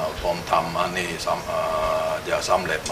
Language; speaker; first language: Thai; non-native, fluent; Indonesian